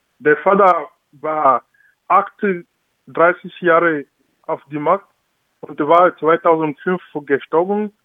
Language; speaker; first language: German; non-native, learner; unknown